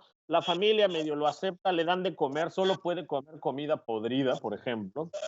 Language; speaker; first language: Spanish; native; Spanish